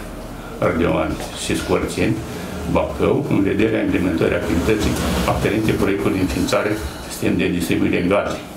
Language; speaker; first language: Romanian; native; Romanian